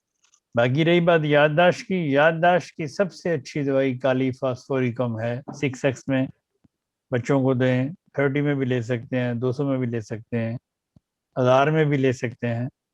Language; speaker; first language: Urdu; native; Urdu